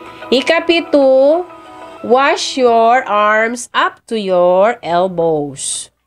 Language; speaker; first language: English; non-native, local second language; Tausug